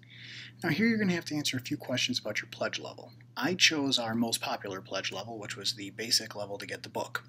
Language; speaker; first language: English; native; English